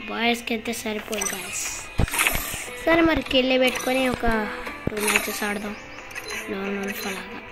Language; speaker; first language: Telugu; native; Telugu